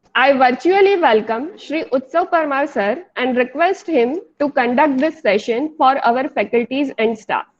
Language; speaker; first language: English; non-native, local second language; Gujarati